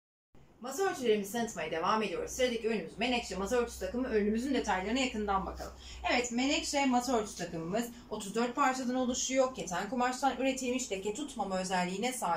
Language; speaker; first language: Turkish; native; Turkish